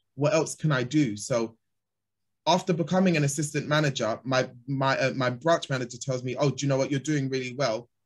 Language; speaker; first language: English; native; English